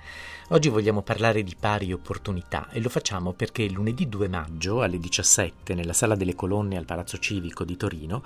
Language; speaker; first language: Italian; native; Italian